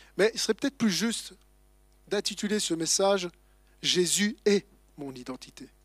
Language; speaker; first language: French; native; French